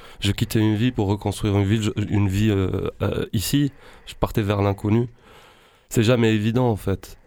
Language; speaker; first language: French; non-native, local second language; Arabic